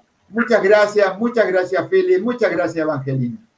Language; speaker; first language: Spanish; native; Spanish